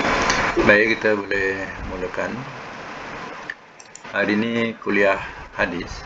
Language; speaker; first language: Malay; native; Malay